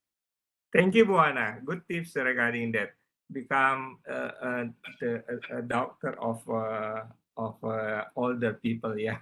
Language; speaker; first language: English; non-native, learner; Indonesian